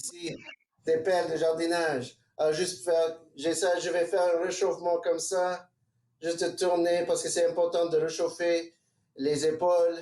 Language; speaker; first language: French; non-native, local second language; English